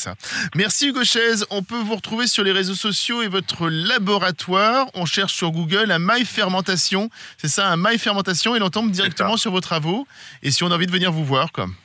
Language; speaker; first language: French; native; French